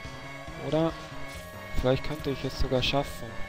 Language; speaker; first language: German; native; German